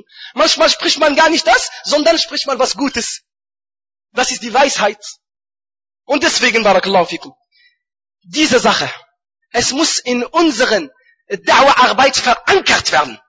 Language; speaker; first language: German; non-native, fluent; Arabic